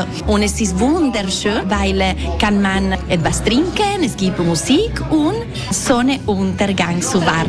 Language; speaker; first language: German; non-native, local second language; Italian